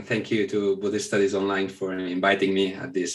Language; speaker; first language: English; non-native, fluent; Catalan